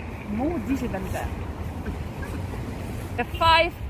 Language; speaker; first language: French; native; French